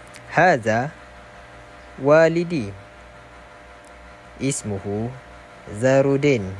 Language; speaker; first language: Arabic; non-native, learner; Malay